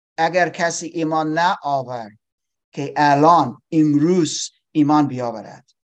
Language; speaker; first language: Persian; non-native, learner; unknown